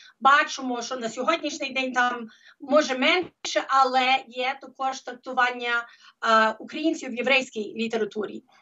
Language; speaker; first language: Ukrainian; early bilingual, heritage; Ukrainian